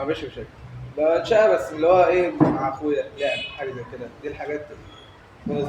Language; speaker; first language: Arabic; native; Arabic